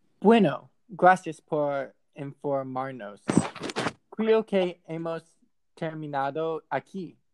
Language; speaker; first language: Spanish; non-native, learner; English